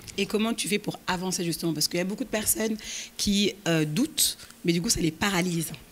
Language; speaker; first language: French; native; French